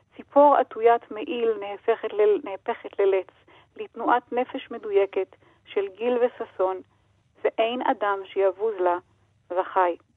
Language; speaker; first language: Hebrew; native; Hebrew